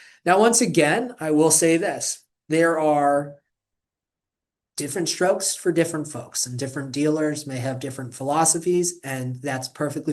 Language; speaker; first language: English; native; English